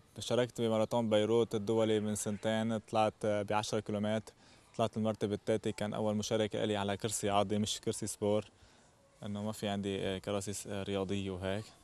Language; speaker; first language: Arabic; native; Arabic